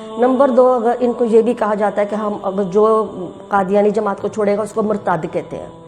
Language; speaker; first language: Urdu; native; Urdu